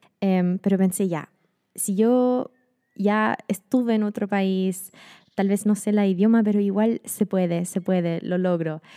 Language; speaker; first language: Spanish; non-native, fluent; German